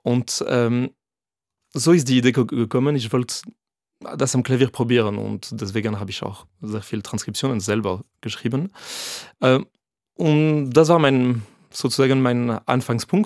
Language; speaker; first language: German; non-native, fluent; French